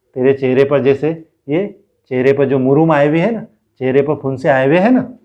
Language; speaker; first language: Hindi; non-native, local second language; Marathi